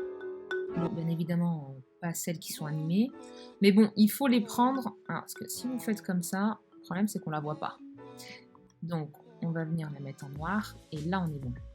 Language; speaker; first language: French; native; French